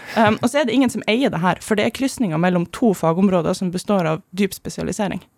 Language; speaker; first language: Norwegian; early bilingual, other home language; German